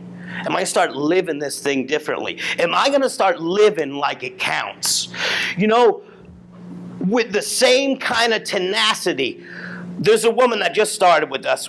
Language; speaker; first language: English; native; English